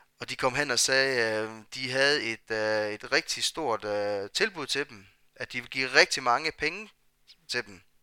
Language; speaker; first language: Danish; native; Danish